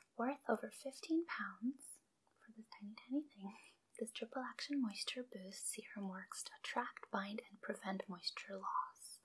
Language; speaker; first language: English; early bilingual, other home language; Russian